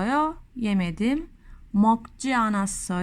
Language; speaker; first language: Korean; non-native, learner; Turkish